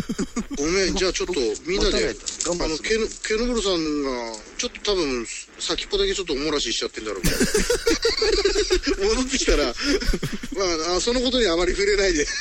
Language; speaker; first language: Japanese; native; Japanese